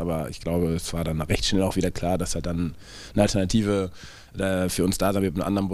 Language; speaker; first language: German; native; German